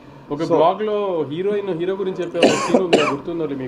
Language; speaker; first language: Telugu; native; Telugu